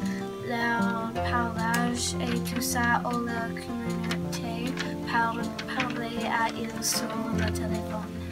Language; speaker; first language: French; non-native, learner; English